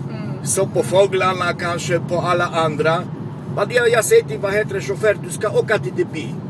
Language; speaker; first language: Swedish; non-native, local second language; Polish